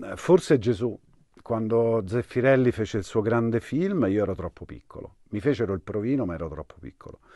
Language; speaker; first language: Italian; native; Italian